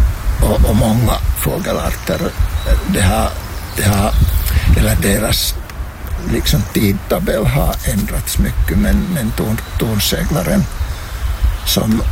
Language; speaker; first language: Swedish; non-native, local second language; Finnish